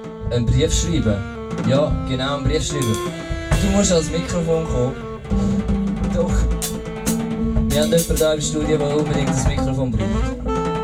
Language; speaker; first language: German; native; German